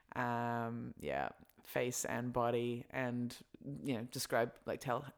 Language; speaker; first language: English; native; English